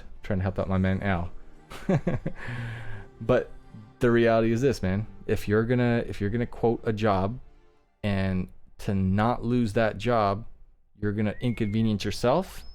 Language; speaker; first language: English; native; English